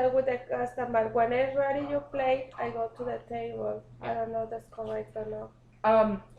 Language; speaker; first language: English; non-native, learner; Spanish